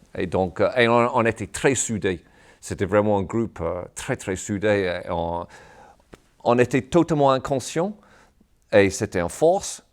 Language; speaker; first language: French; non-native, fluent; English